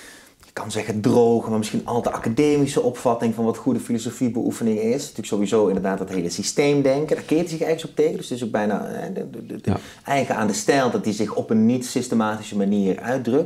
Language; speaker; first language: Dutch; native; Dutch